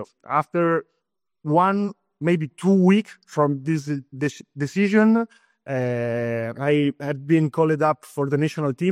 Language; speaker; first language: English; non-native, fluent; Italian